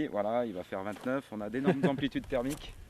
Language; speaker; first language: French; native; French